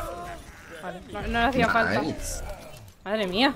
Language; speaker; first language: Spanish; native; Spanish